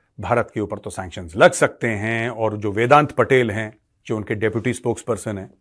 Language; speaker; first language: Hindi; native; Hindi